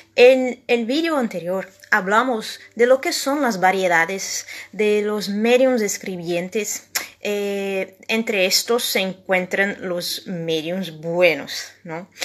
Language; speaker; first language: Spanish; non-native, fluent; Portuguese